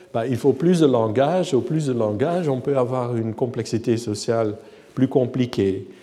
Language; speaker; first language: French; non-native, fluent; Dutch